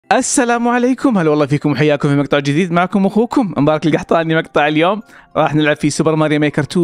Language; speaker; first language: Arabic; native; Arabic